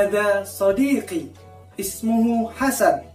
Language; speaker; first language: Arabic; non-native, fluent; Indonesian